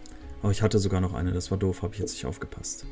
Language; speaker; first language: German; native; German